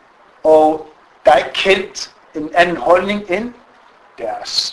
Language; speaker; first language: Danish; non-native, fluent; Arabic